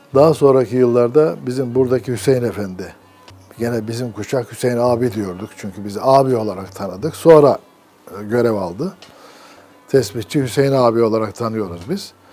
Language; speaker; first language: Turkish; native; Turkish